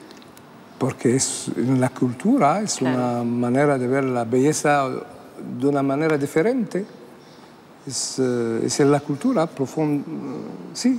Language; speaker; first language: Spanish; non-native, fluent; Arabic